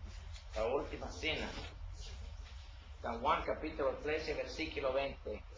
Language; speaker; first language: Spanish; non-native, learner; English